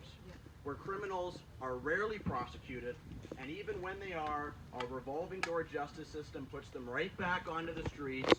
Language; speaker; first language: English; native; English